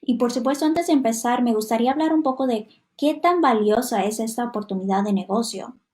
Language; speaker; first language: Spanish; non-native, fluent; Hungarian